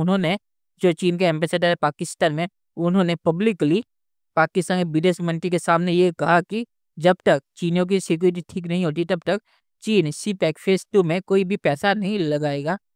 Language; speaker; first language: Hindi; native; Hindi